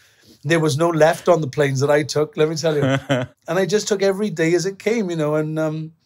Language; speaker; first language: English; native; English